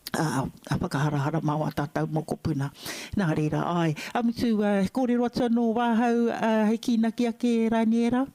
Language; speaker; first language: Māori; native; Māori